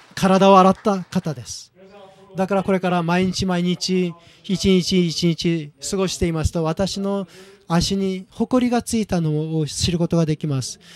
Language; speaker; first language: Japanese; non-native, fluent; Korean